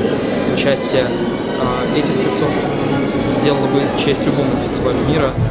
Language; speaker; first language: Russian; native; Russian